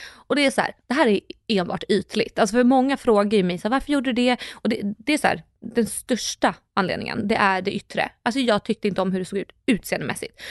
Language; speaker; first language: Swedish; early bilingual, other home language; Russian